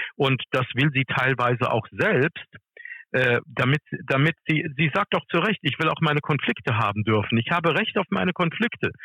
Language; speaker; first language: German; early bilingual, other home language; English